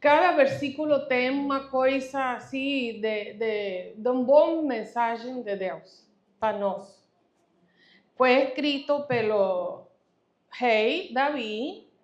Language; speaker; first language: Portuguese; non-native, fluent; Spanish